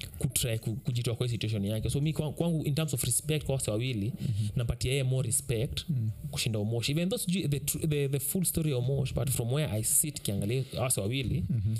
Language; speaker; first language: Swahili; native; Swahili